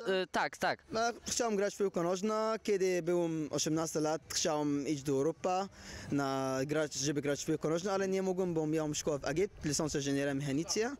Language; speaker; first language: Polish; non-native, learner; Arabic